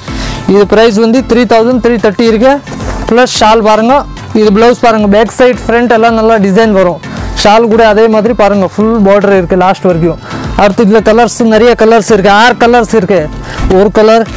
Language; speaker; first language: Tamil; native; Tamil